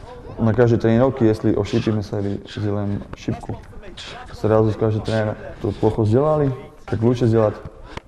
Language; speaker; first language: Russian; non-native, learner; Slovak